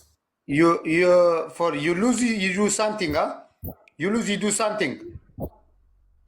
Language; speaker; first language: English; non-native, learner; Tigrinya